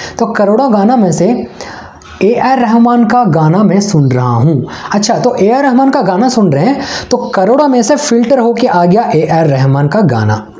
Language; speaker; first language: Hindi; non-native, local second language; Tamil